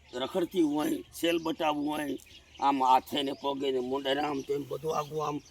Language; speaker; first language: Gujarati; non-native, local second language; Bhili